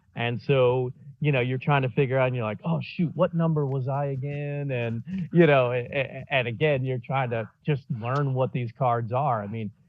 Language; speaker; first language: English; native; English